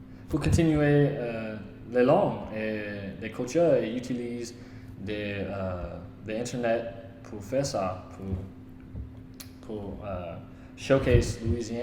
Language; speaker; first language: French; non-native, learner; English